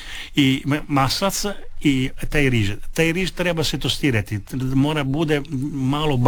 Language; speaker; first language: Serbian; early bilingual, heritage; Italian